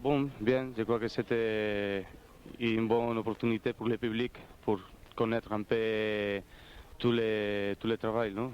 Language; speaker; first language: French; non-native, fluent; Spanish